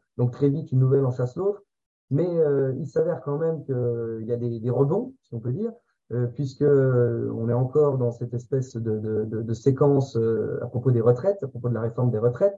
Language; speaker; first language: French; native; French